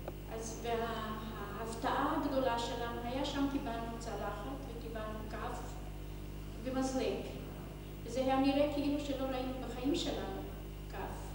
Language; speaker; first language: Hebrew; non-native, fluent; Hungarian